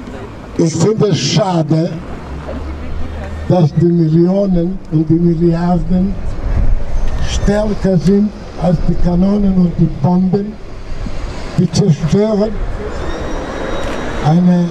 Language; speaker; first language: German; non-native, fluent; Greek